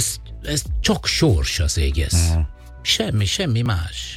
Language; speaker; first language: Hungarian; non-native, learner; Italian